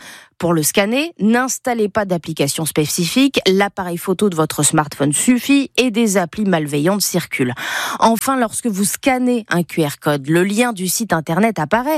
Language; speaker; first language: French; native; French